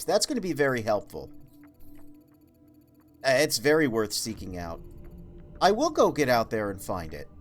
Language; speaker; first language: English; native; English